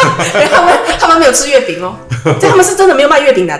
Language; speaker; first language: Chinese; native; Chinese